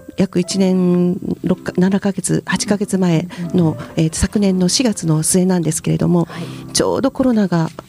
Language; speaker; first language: Japanese; native; Japanese